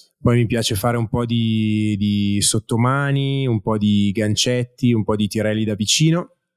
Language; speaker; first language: Italian; native; Italian